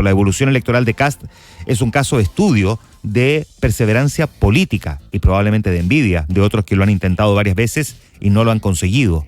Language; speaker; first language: Spanish; native; Spanish